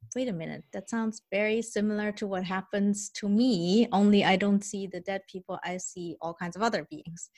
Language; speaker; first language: English; early bilingual, other home language; German